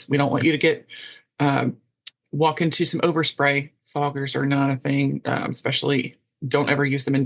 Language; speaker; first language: English; native; English